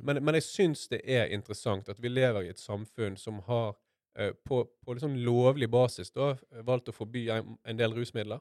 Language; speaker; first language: Norwegian; native; Norwegian